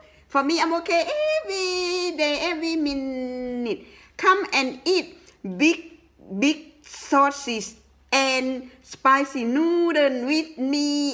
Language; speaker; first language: English; non-native, learner; Thai